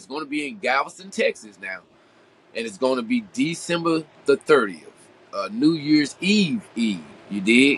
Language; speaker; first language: English; native; English